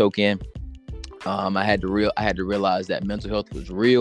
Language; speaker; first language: English; native; English